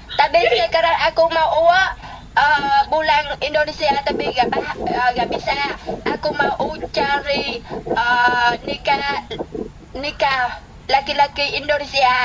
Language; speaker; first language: Indonesian; non-native, learner; Vietnamese